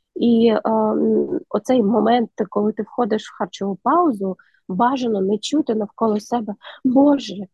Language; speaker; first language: Ukrainian; native; Ukrainian